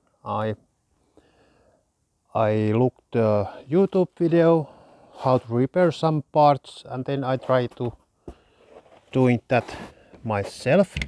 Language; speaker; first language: English; non-native, learner; Finnish